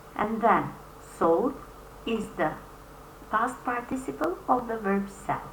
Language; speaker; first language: English; non-native, fluent; Albanian